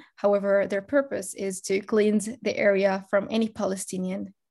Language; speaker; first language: English; non-native, fluent; Arabic